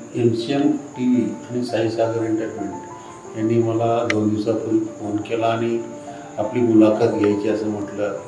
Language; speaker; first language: Marathi; native; Marathi